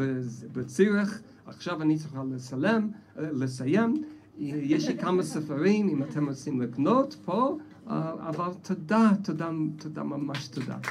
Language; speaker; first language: Hebrew; non-native, fluent; English